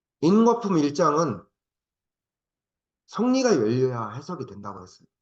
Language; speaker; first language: Korean; native; Korean